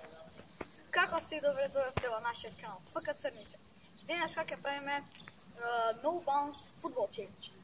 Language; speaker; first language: Macedonian; native; Macedonian